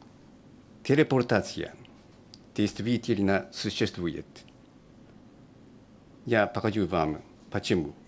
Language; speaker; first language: Russian; non-native, learner; Japanese